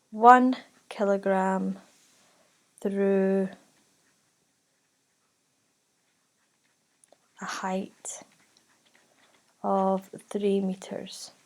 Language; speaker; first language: English; native; English